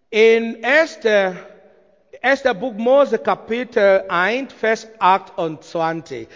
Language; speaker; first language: German; non-native, learner; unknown